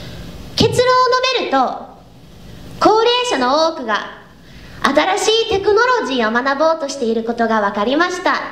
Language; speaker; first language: Japanese; non-native, learner; English